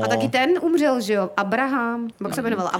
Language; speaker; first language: Czech; native; Czech